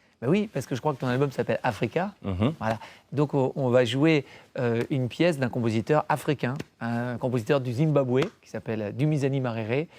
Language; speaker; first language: French; native; French